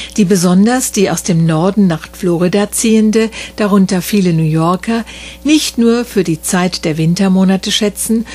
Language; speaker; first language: German; native; German